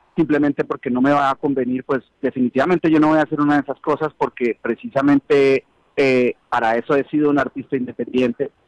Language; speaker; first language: Spanish; native; Spanish